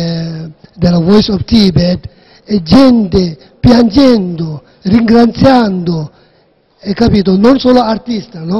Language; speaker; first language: Italian; non-native, learner; Tibetan